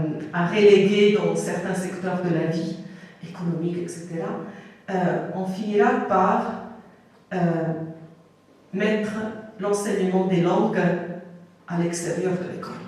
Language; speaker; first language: French; non-native, fluent; Italian